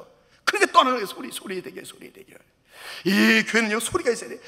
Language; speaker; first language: Korean; native; Korean